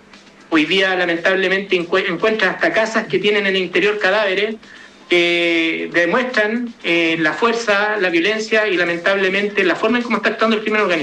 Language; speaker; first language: Spanish; native; Spanish